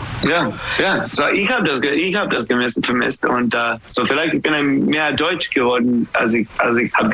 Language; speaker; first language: German; non-native, learner; English